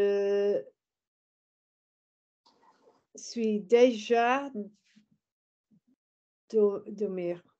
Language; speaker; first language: French; non-native, learner; English